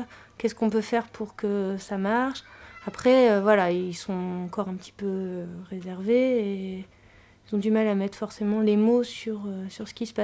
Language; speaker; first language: French; native; French